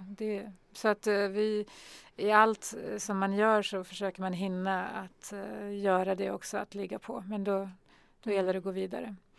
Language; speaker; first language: Swedish; early bilingual, other home language; Arabic